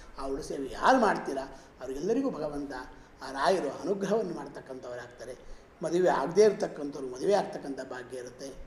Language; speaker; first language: Kannada; native; Kannada